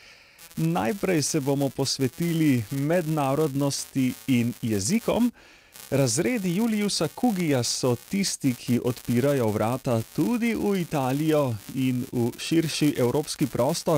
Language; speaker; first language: Slovenian; native; Slovenian